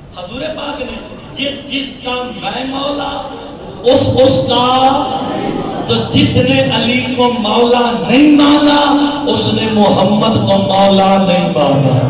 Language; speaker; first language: Urdu; non-native, local second language; Punjabi